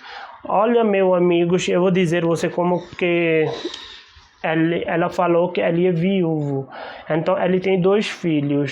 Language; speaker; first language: Portuguese; non-native, learner; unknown